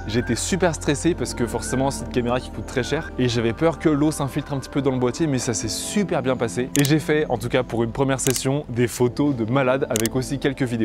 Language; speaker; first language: French; native; French